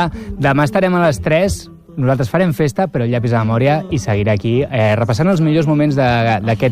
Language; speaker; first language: Catalan; native; Catalan